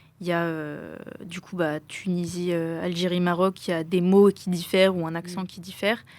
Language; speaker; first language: French; native; French